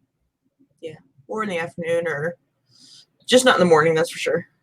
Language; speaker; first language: English; native; English